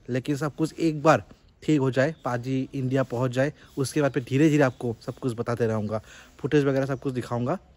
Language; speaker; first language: Hindi; non-native, local second language; Assamese